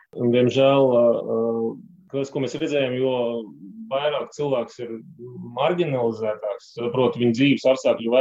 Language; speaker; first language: Latvian; native; Latvian